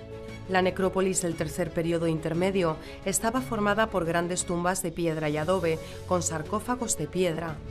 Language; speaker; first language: Spanish; native; Spanish